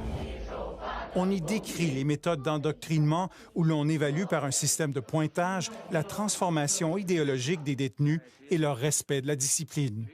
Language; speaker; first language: French; native; French